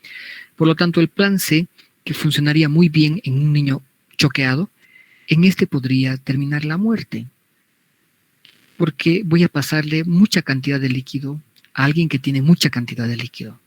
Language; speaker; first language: Spanish; native; Spanish